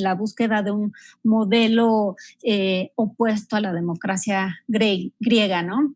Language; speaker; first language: Spanish; native; Spanish